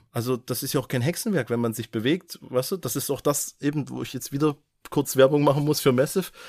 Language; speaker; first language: German; native; German